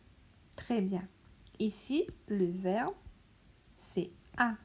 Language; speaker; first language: French; non-native, local second language; Morisyen